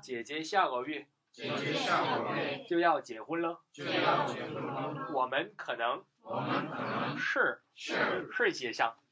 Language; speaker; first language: Chinese; non-native, fluent; Korean